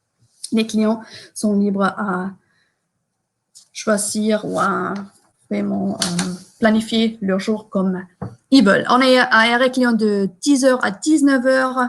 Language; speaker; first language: French; non-native, fluent; German